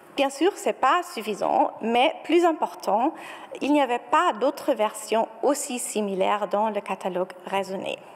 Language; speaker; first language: French; non-native, fluent; German